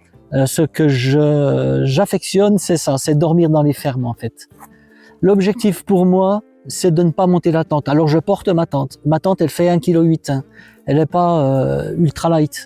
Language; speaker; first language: French; native; French